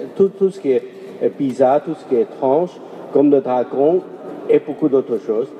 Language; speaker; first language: French; non-native, fluent; Chinese